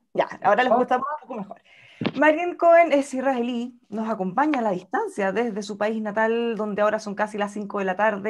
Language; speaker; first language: Spanish; native; Spanish